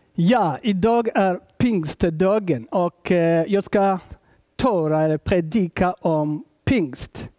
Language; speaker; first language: Swedish; non-native, fluent; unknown